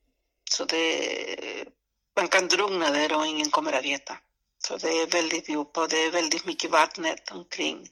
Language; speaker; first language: Swedish; non-native, fluent; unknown